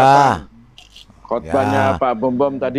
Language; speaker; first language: Indonesian; native; Indonesian